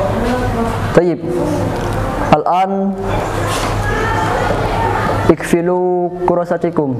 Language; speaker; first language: Arabic; non-native, learner; Indonesian